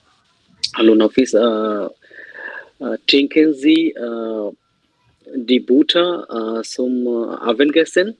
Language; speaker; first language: German; non-native, learner; Bangla